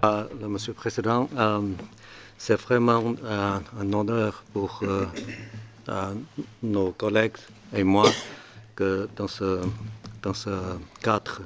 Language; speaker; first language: French; non-native, learner; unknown